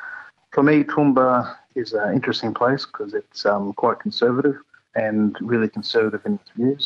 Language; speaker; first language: English; native; English